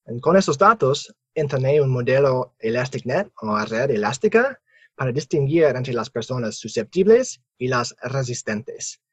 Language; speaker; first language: Spanish; non-native, fluent; English